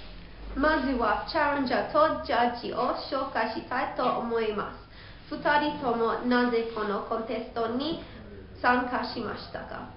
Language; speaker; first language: Japanese; non-native, learner; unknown